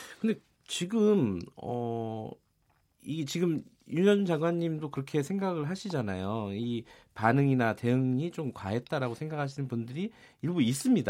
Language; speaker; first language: Korean; native; Korean